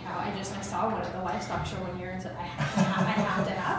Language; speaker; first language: English; native; English